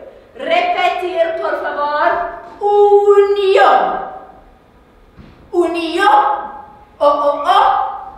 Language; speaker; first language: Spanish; non-native, learner; English